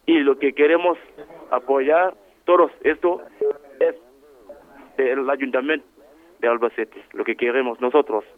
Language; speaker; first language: Spanish; non-native, learner; Wolof